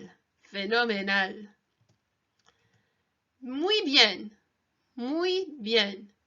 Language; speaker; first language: Spanish; non-native, learner; English